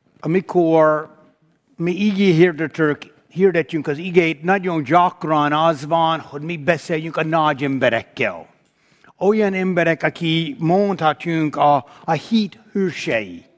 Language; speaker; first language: Hungarian; non-native, fluent; English